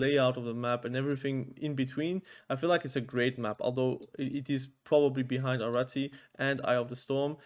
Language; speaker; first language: English; non-native, fluent; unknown